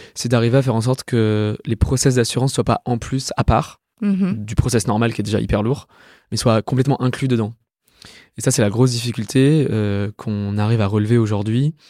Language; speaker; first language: French; native; French